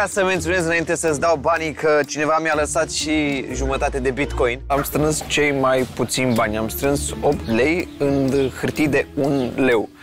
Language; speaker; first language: Romanian; native; Romanian